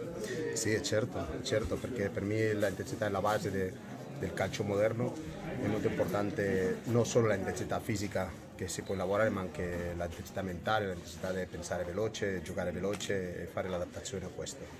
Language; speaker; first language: Italian; non-native, fluent; Spanish